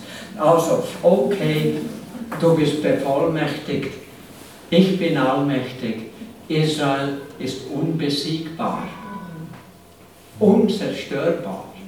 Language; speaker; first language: German; non-native, fluent; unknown